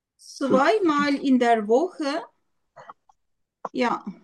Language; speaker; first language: German; non-native, learner; Turkish